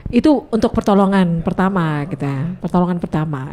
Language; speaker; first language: Indonesian; native; Indonesian